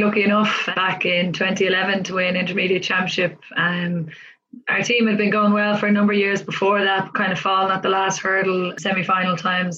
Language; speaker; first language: English; native; English